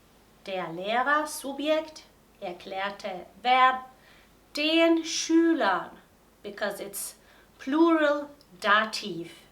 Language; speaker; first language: German; non-native, fluent; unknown